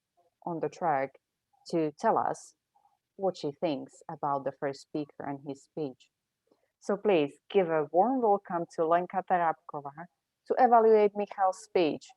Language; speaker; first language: English; non-native, fluent; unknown